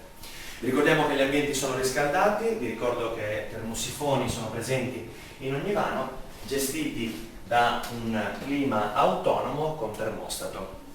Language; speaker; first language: Italian; native; Italian